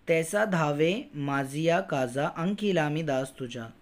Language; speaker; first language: Hindi; non-native, local second language; Marathi